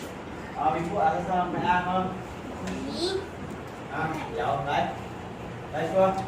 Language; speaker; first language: Chinese; non-native, learner; Lao